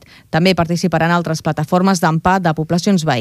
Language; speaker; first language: Catalan; native; Catalan